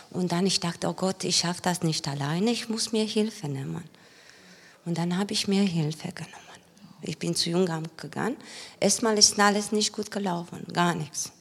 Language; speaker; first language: German; non-native, learner; Romanian